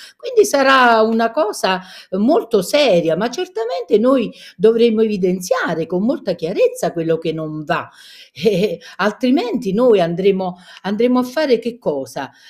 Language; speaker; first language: Italian; native; Italian